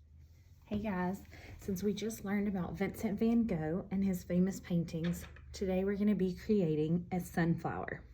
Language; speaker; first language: English; native; English